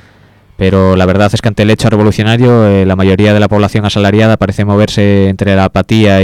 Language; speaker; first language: Spanish; native; Spanish